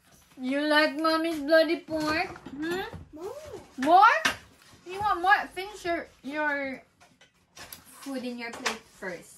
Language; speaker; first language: English; non-native, local second language; Filipino